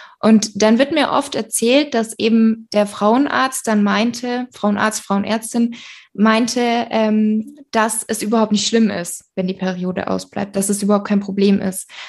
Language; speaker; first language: German; native; German